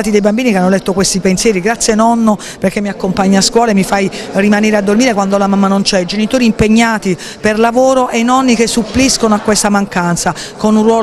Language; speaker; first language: Italian; native; Italian